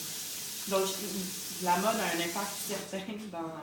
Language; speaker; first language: French; native; French